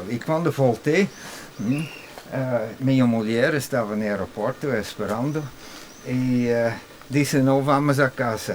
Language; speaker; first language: Portuguese; non-native, fluent; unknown